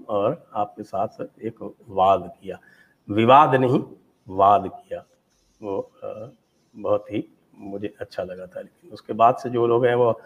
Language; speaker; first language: Hindi; native; Hindi